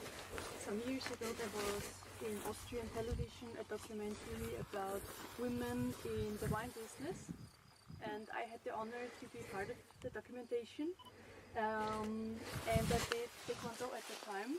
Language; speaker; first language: English; non-native, fluent; German